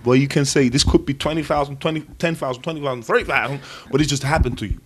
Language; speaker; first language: English; non-native, fluent; German